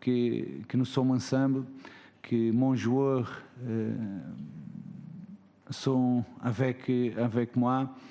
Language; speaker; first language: French; non-native, fluent; Portuguese